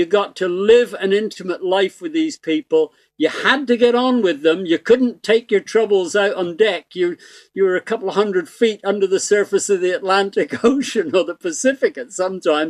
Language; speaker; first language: English; native; English